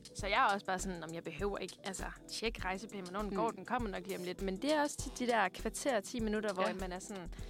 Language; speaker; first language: Danish; native; Danish